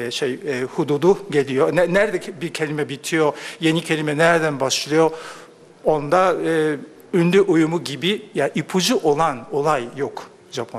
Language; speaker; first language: Turkish; non-native, fluent; Japanese